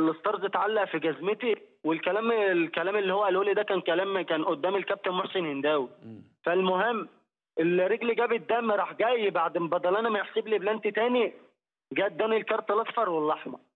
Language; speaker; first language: Arabic; native; Arabic